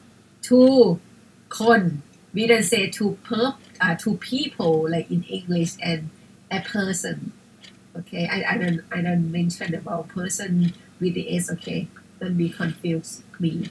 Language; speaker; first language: English; non-native, fluent; Thai